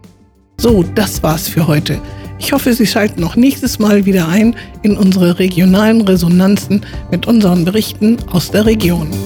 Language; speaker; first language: German; native; German